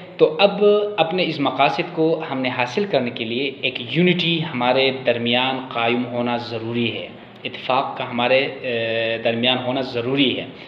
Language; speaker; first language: Urdu; non-native, local second language; Khowar